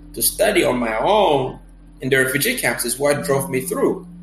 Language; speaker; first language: English; early bilingual, other home language; Kinyarwanda